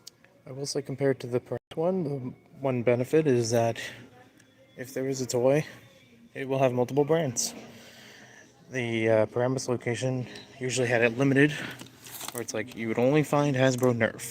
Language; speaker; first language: English; native; English